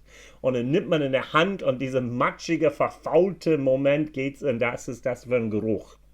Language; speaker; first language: German; non-native, fluent; English